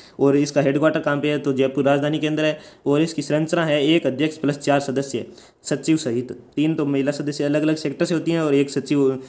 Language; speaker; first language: Hindi; native; Hindi